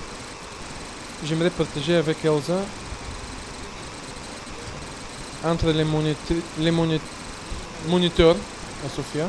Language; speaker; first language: French; non-native, fluent; Bulgarian